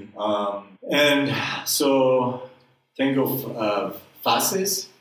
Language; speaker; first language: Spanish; non-native, learner; English